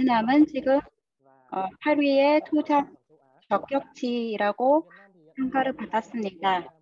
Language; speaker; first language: Korean; non-native, fluent; Vietnamese